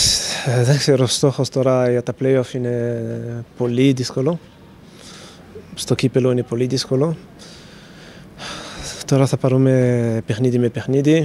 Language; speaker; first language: Greek; non-native, fluent; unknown